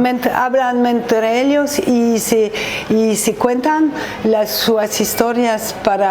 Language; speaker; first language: Spanish; non-native, learner; French